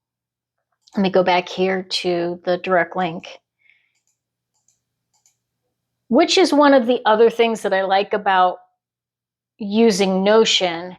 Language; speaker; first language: English; native; English